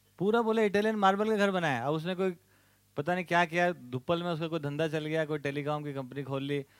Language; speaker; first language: Hindi; native; Hindi